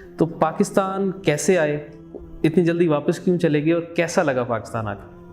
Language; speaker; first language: Urdu; native; Urdu